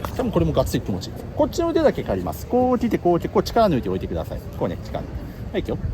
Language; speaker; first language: Japanese; native; Japanese